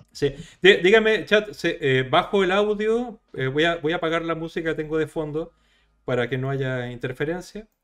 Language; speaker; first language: Spanish; native; Spanish